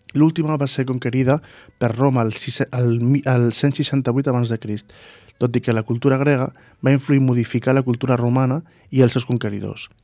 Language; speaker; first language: Catalan; native; Catalan